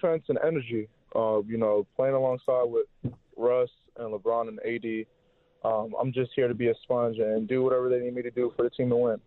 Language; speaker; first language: English; native; English